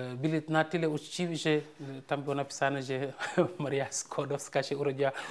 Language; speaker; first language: Polish; non-native, fluent; Serer